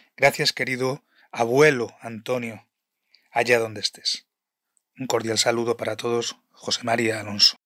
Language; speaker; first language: Spanish; native; Spanish